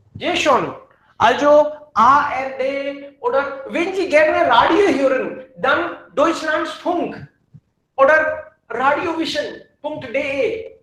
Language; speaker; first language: German; non-native, fluent; Hindi